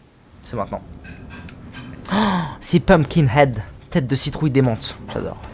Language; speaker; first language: French; native; French